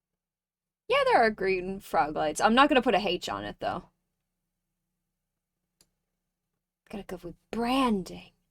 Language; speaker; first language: English; native; English